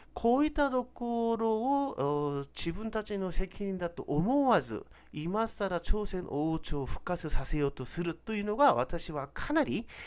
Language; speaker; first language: Japanese; non-native, fluent; Korean